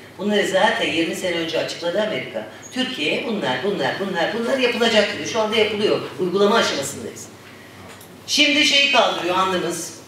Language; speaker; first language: Turkish; native; Turkish